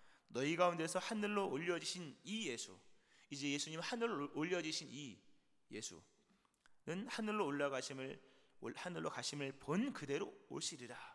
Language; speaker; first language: Korean; native; Korean